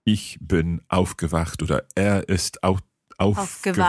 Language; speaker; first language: German; non-native, learner; English